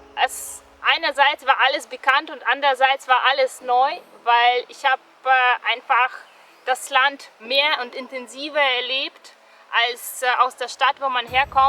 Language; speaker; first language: German; non-native, fluent; Russian